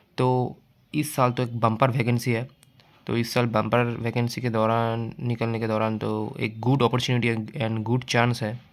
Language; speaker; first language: Hindi; non-native, local second language; Bangla